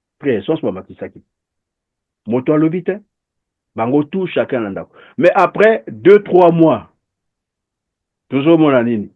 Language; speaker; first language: Lingala; native; Lingala